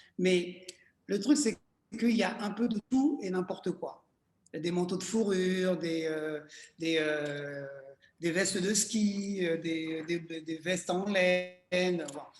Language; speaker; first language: French; early bilingual, other home language; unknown